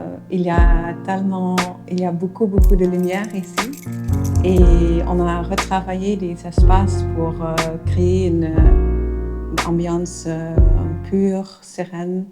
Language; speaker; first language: French; non-native, fluent; Dutch